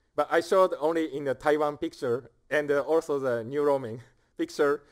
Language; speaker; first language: English; non-native, fluent; Japanese